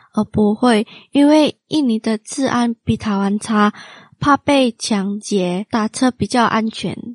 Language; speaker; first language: Chinese; non-native, fluent; Min Nan Chinese